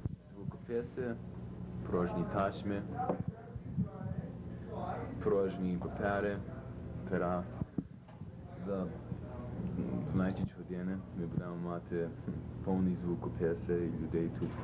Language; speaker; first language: Ukrainian; early bilingual, heritage; Ukrainian